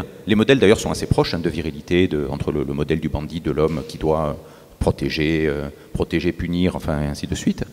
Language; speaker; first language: French; native; French